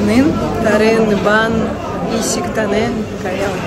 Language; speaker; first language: Korean; non-native, learner; Russian